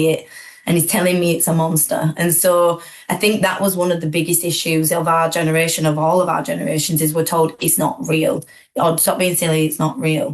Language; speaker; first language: English; native; English